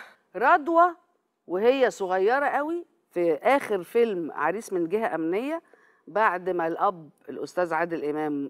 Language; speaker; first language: Arabic; native; Arabic